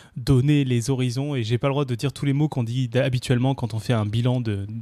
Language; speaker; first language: French; native; French